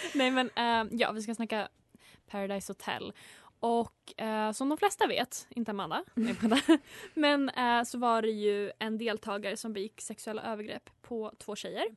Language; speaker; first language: Swedish; native; Swedish